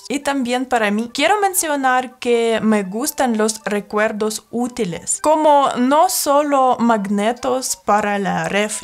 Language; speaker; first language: Spanish; non-native, fluent; Russian